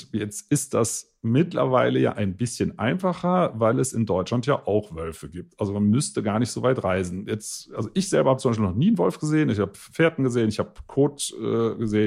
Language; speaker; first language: German; native; German